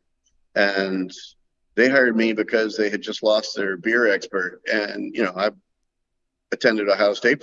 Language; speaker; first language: English; native; English